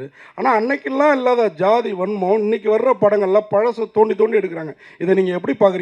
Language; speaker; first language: Tamil; native; Tamil